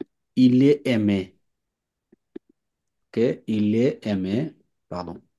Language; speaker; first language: French; non-native, fluent; Bangla